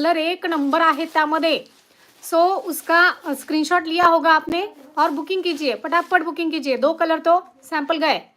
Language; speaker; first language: Hindi; non-native, local second language; Marathi